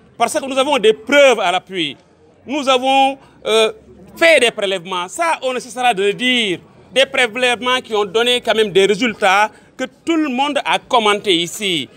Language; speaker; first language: French; non-native, local second language; Wolof